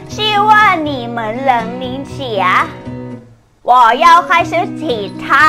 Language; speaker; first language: Chinese; non-native, learner; Thai